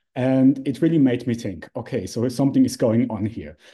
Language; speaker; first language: English; non-native, fluent; Swiss German